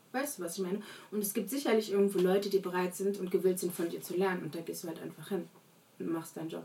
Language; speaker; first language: German; early bilingual, other home language; Portuguese